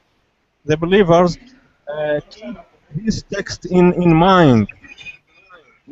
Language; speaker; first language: English; non-native, learner; Arabic